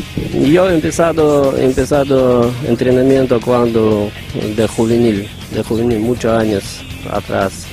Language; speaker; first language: Spanish; non-native, learner; Russian